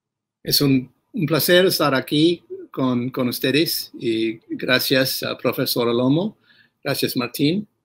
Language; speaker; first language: Spanish; non-native, fluent; English